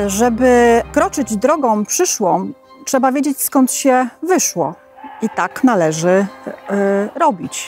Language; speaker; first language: Polish; native; Polish